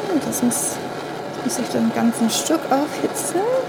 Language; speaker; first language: German; non-native, learner; English